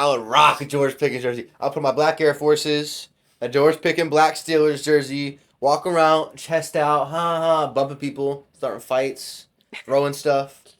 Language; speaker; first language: English; native; English